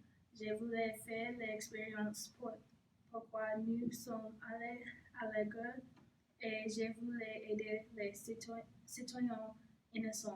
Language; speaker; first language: French; non-native, learner; English